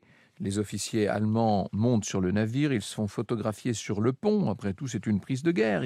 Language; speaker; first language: French; native; French